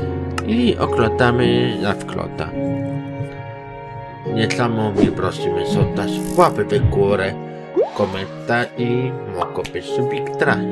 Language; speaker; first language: Polish; non-native, learner; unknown